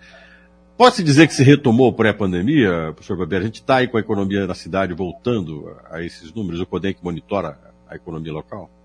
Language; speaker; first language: Portuguese; native; Portuguese